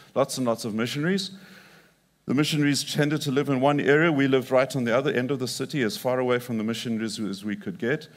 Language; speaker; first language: English; native; English